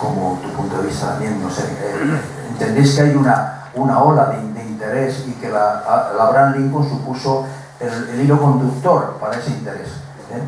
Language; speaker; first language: Spanish; native; Spanish